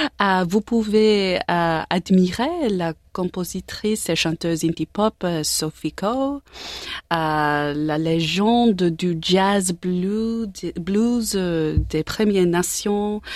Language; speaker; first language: French; non-native, learner; English